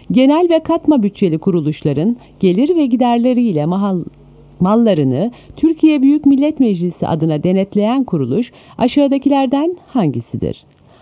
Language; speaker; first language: Turkish; native; Turkish